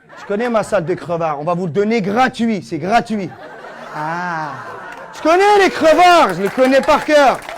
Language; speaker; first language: French; early bilingual, other home language; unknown